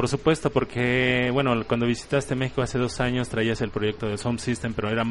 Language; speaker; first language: Spanish; native; Spanish